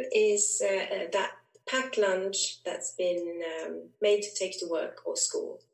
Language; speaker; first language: English; non-native, fluent; Swedish